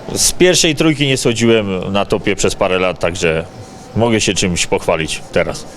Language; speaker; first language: Polish; native; Polish